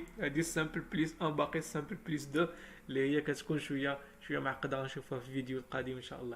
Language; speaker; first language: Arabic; native; Arabic